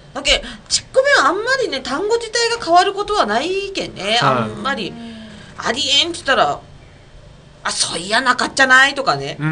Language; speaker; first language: Japanese; native; Japanese